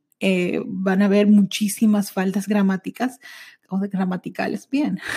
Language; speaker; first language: Spanish; early bilingual, heritage; Spanish